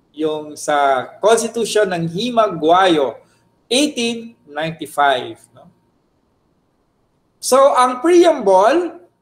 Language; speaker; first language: Filipino; native; Filipino